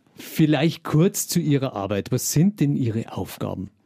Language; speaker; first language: German; native; German